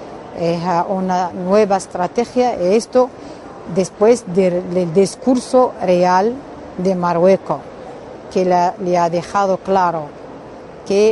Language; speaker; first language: Spanish; non-native, fluent; Arabic